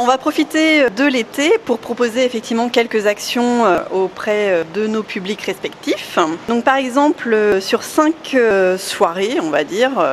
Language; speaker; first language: French; native; French